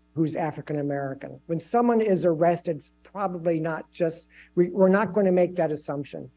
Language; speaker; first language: English; native; English